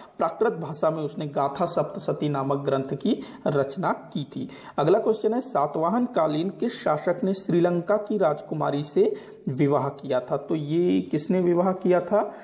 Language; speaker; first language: Hindi; non-native, local second language; Marathi